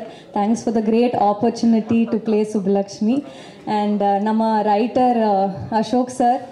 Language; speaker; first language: Tamil; non-native, local second language; Kannada